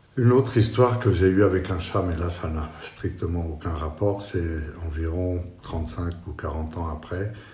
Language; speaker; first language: French; non-native, fluent; Spanish